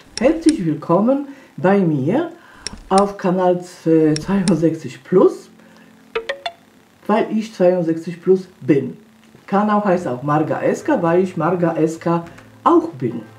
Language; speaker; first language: German; non-native, fluent; Polish